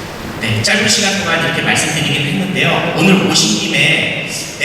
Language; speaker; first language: Korean; native; Korean